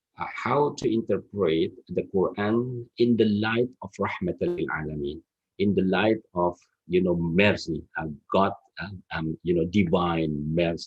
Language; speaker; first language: English; non-native, fluent; Indonesian